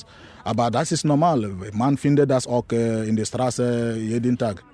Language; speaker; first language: German; non-native, learner; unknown